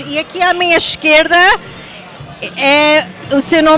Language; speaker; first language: Portuguese; early bilingual, heritage; Portuguese